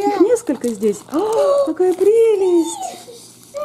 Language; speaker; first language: Russian; native; Russian